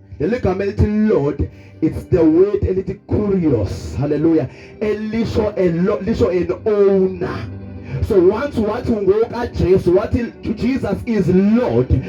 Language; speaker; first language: Zulu; non-native, local second language; Xhosa